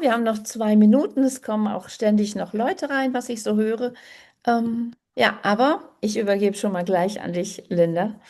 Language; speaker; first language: German; native; German